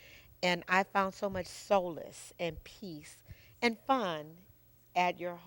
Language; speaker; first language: English; native; English